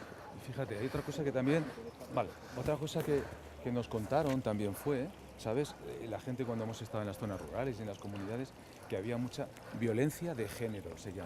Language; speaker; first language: Spanish; native; Spanish